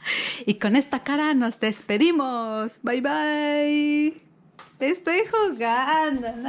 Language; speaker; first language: Spanish; native; Spanish